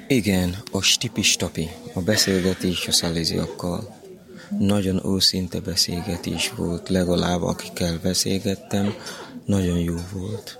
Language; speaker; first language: Hungarian; non-native, learner; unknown